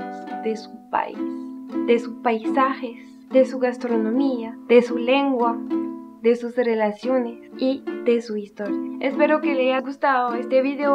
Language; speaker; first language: Spanish; non-native, learner; French